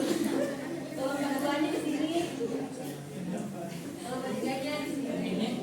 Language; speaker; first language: Indonesian; native; Indonesian